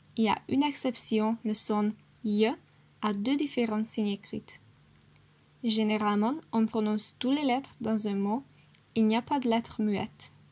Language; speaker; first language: French; non-native, learner; Hungarian